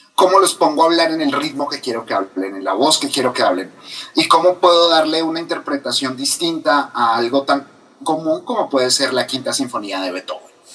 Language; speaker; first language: Spanish; native; Spanish